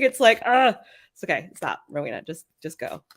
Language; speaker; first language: English; native; English